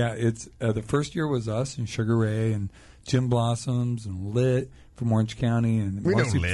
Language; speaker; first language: English; native; English